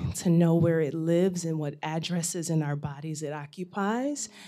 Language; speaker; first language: English; native; English